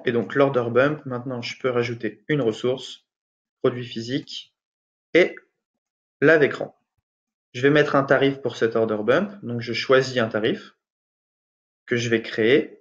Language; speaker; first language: French; native; French